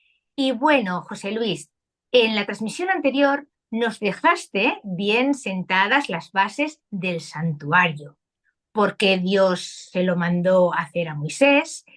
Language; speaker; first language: Spanish; native; Spanish